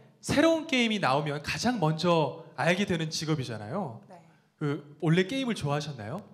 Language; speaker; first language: Korean; native; Korean